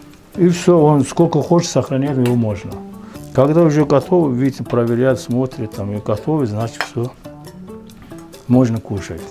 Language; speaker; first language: Russian; non-native, fluent; Azerbaijani